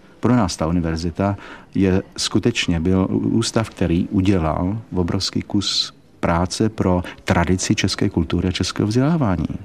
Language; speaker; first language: Czech; native; Czech